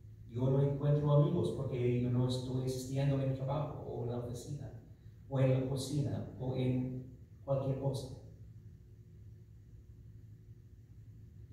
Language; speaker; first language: Spanish; non-native, fluent; English